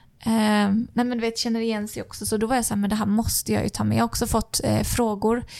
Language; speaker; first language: Swedish; native; Swedish